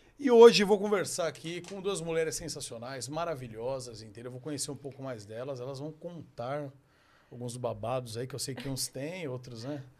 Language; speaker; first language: Portuguese; native; Portuguese